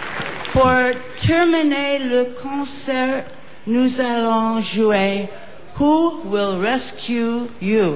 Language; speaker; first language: French; non-native, learner; English